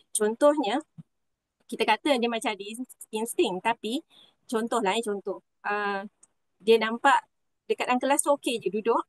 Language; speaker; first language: Malay; native; Malay